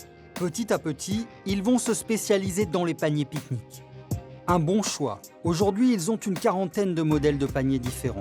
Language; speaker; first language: French; native; French